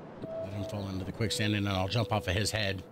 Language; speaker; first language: English; native; English